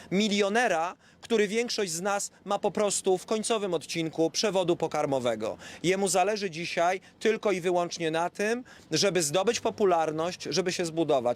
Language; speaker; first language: Polish; native; Polish